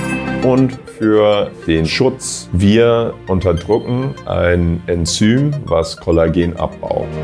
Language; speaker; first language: German; non-native, fluent; English